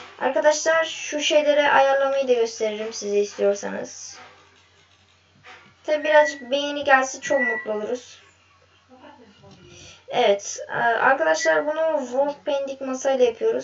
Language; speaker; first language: Turkish; native; Turkish